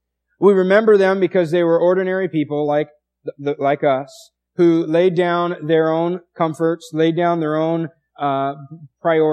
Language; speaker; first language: English; native; English